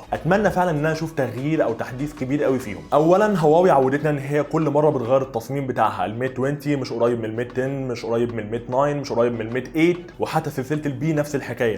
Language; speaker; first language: Arabic; native; Arabic